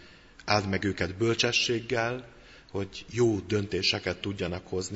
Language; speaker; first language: Hungarian; native; Hungarian